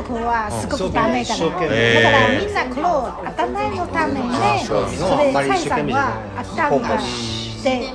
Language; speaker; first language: Japanese; non-native, fluent; Chinese